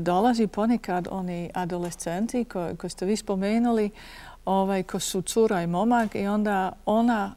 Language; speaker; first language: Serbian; non-native, fluent; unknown